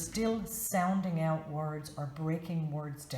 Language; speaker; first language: English; native; English